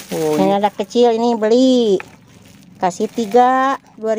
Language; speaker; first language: Indonesian; non-native, local second language; Sundanese